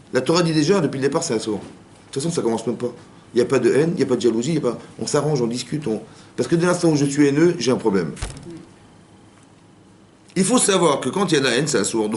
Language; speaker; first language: French; native; French